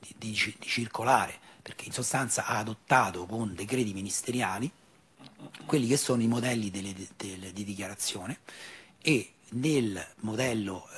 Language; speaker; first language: Italian; native; Italian